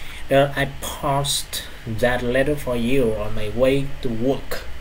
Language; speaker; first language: English; non-native, fluent; Vietnamese